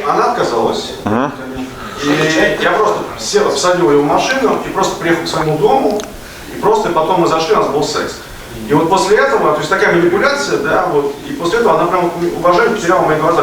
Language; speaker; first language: Russian; native; Russian